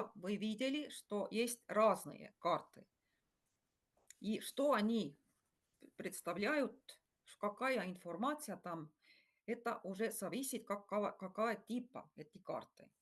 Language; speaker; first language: Russian; non-native, fluent; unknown